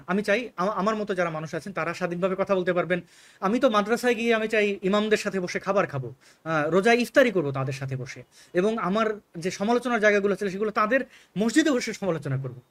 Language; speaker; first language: Bangla; native; Bangla